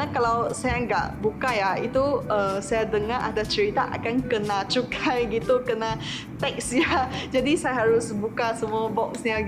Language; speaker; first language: Indonesian; non-native, fluent; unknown